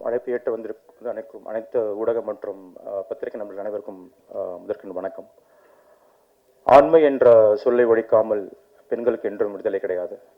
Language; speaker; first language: Tamil; native; Tamil